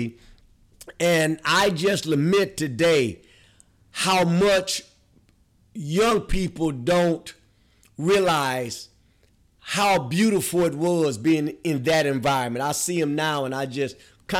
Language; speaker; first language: English; native; English